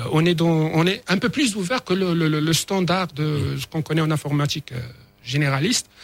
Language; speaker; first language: French; non-native, local second language; Arabic